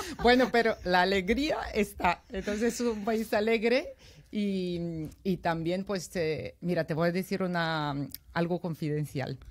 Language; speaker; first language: Spanish; non-native, fluent; Bulgarian